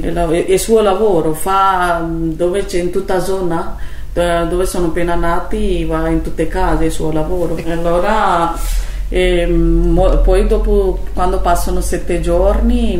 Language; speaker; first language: Italian; non-native, learner; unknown